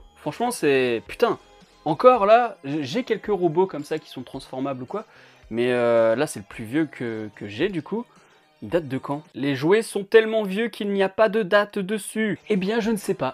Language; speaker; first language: French; native; French